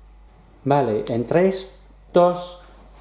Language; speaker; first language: Spanish; non-native, fluent; English